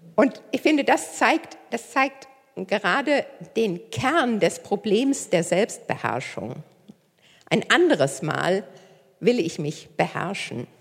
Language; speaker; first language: German; native; German